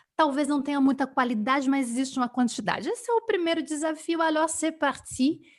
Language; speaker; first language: Portuguese; native; Portuguese